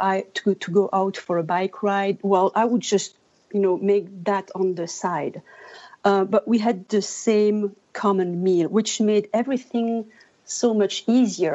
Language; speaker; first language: English; non-native, fluent; French